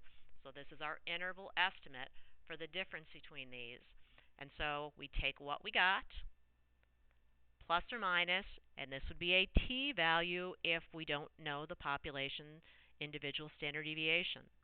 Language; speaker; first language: English; native; English